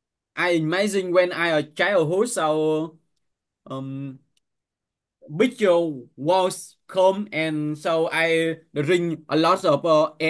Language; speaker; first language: English; non-native, learner; Vietnamese